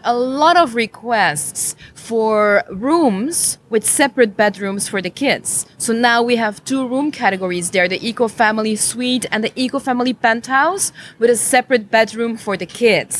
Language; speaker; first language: English; non-native, fluent; Dutch